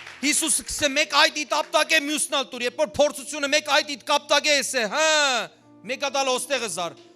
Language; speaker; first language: Armenian; early bilingual, heritage; Armenian